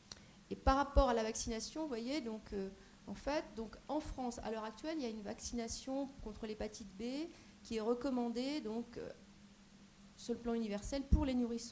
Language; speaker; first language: French; native; French